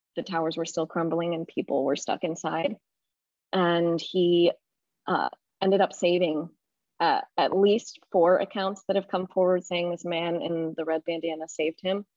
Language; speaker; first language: English; native; English